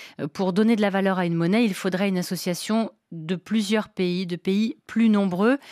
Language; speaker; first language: French; native; French